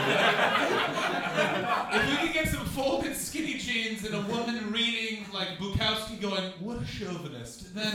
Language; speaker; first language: English; native; English